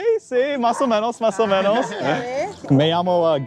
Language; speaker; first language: Spanish; non-native, learner; English